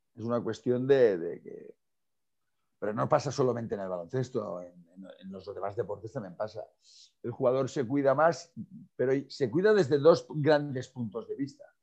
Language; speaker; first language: Spanish; non-native, local second language; Catalan